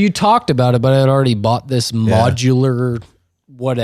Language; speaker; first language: English; native; English